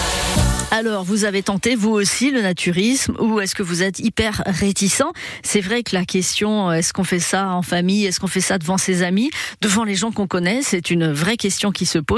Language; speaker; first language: French; native; French